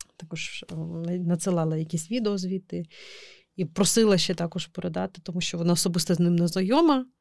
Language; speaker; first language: Ukrainian; non-native, local second language; Crimean Tatar